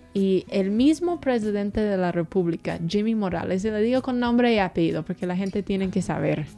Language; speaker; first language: Spanish; non-native, fluent; English